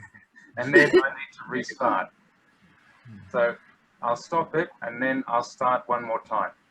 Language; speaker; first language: English; non-native, fluent; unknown